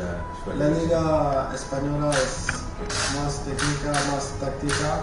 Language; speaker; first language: Spanish; non-native, fluent; French